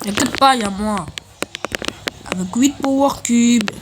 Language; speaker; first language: French; native; French